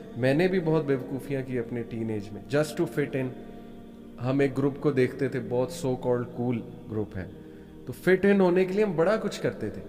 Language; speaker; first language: Urdu; native; Urdu